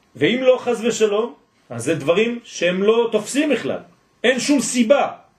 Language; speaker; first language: Hebrew; non-native, fluent; French